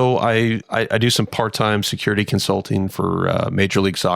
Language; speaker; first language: English; native; English